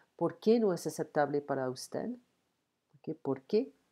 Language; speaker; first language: Spanish; non-native, learner; French